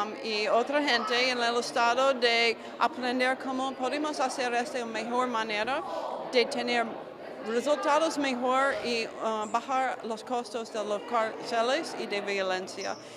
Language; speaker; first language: Spanish; non-native, fluent; English